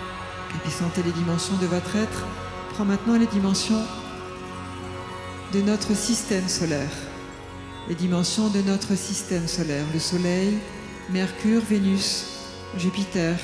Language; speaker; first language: French; native; French